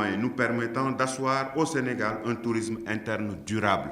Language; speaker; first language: French; non-native, local second language; Wolof